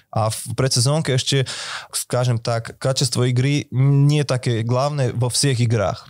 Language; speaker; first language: Russian; non-native, fluent; Slovak